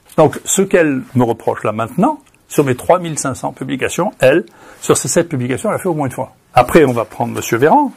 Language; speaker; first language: French; native; French